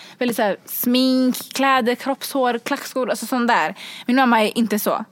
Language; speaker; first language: Swedish; early bilingual, other home language; Kurdish